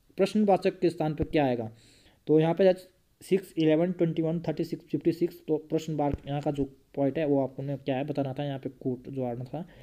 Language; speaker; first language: Hindi; native; Hindi